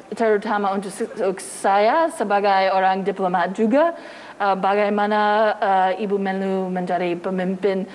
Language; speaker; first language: Indonesian; non-native, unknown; English